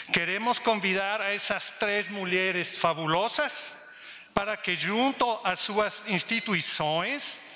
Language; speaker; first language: Portuguese; non-native, learner; Spanish